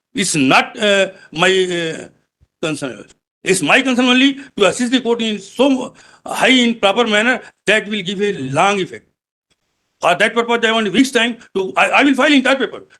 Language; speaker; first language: English; non-native, local second language; Hindi